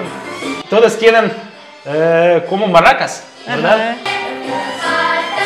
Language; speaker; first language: Spanish; non-native, fluent; Russian